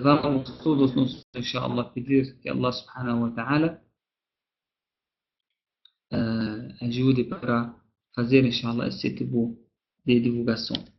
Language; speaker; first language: Portuguese; non-native, fluent; Arabic